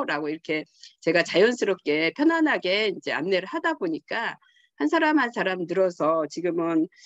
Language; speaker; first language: Korean; native; Korean